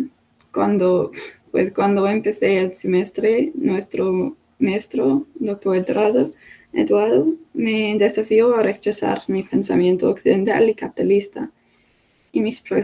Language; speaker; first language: Spanish; non-native, fluent; English